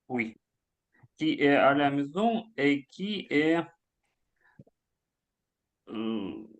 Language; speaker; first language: French; non-native, learner; Russian